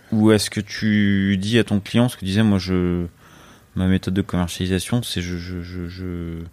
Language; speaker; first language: French; native; French